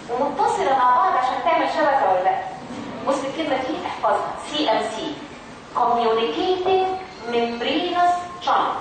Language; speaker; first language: Arabic; native; Arabic